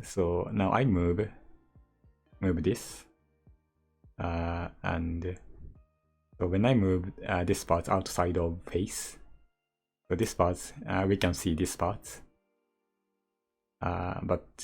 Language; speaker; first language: English; non-native, learner; Japanese